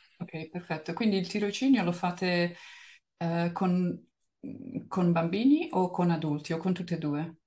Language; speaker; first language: Italian; early bilingual, heritage; Italian